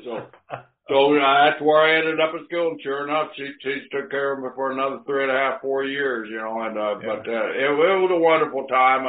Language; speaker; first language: English; native; English